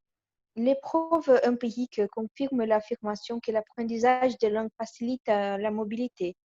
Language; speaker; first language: French; non-native, learner; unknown